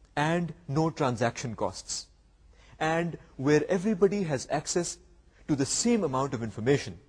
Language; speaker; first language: English; non-native, local second language; Urdu